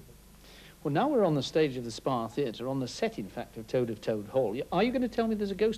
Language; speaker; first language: English; native; English